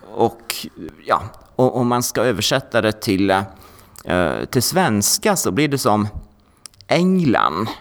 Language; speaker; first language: Swedish; non-native, fluent; Norwegian